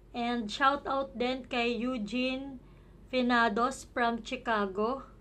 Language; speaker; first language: Filipino; native; Filipino